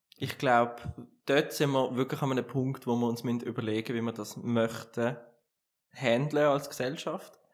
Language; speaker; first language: German; native; German